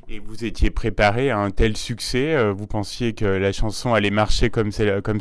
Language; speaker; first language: French; native; French